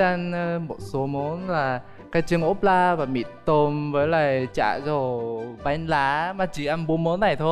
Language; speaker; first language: Vietnamese; non-native, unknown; Korean